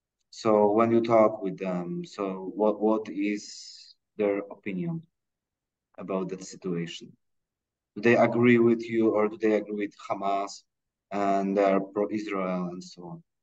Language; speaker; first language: English; non-native, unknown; Polish